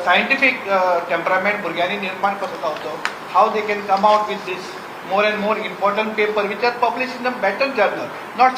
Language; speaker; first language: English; non-native, local second language; Konkani